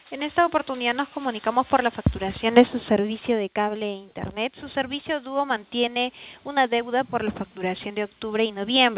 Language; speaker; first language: Spanish; native; Spanish